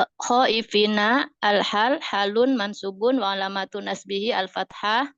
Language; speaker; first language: Arabic; non-native, learner; Indonesian